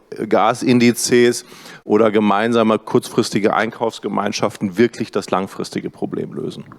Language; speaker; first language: German; native; German